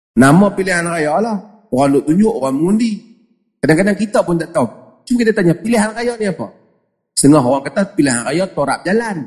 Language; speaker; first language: Malay; native; Malay